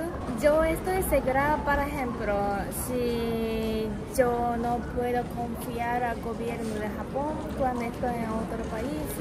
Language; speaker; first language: Spanish; non-native, learner; Japanese